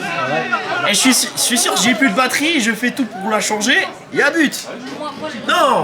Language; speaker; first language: French; native; French